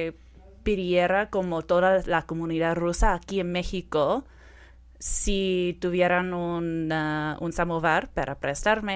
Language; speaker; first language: Spanish; non-native, fluent; English